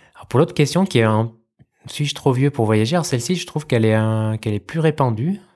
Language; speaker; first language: French; native; French